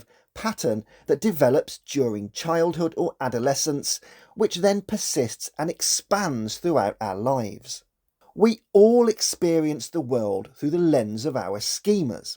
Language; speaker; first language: English; native; English